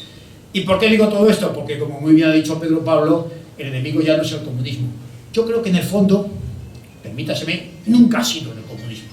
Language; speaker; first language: Spanish; native; Spanish